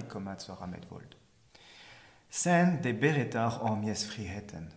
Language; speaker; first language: Swedish; non-native, fluent; French